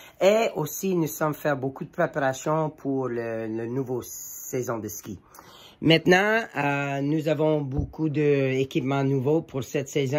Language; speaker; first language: French; non-native, learner; English